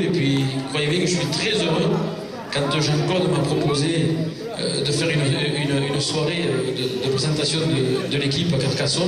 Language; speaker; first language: French; native; French